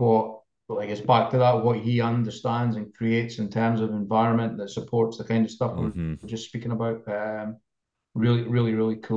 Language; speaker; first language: English; native; English